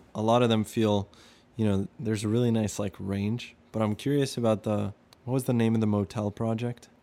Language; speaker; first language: English; early bilingual, other home language; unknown